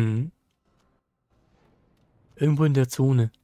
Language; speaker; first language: German; native; German